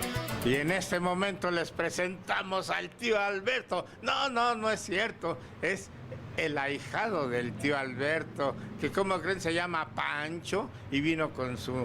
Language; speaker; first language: Spanish; native; Spanish